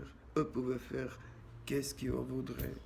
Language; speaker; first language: French; non-native, learner; Armenian